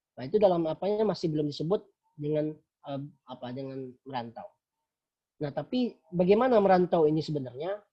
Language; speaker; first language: Indonesian; non-native, local second language; Minangkabau